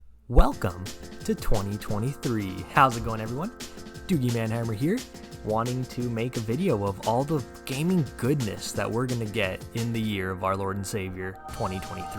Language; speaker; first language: English; native; English